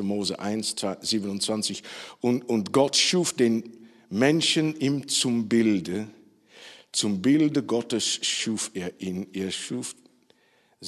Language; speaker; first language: German; non-native, fluent; Dutch